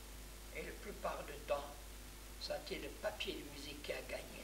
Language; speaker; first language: French; non-native, fluent; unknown